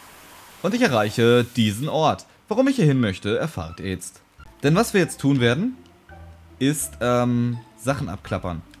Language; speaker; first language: German; native; German